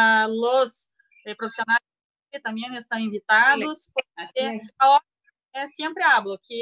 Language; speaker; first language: Spanish; non-native, learner; Portuguese